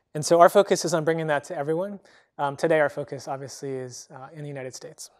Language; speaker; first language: English; native; English